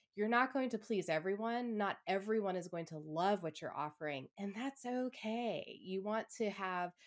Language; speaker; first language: English; native; English